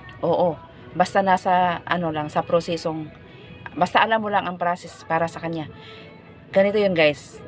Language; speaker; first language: Filipino; non-native, local second language; Cebuano